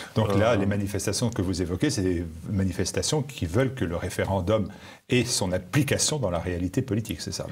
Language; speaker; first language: French; native; French